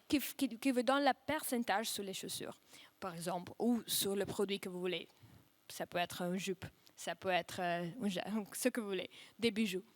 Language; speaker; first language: French; non-native, fluent; Russian